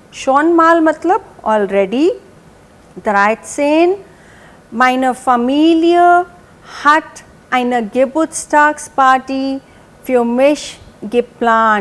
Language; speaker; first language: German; non-native, fluent; Hindi